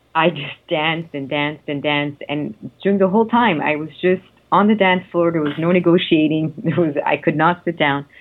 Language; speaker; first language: English; non-native, fluent; Italian